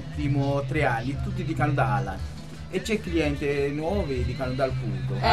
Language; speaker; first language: Italian; non-native, local second language; Kurdish